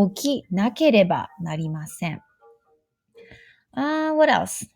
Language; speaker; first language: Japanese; non-native, fluent; English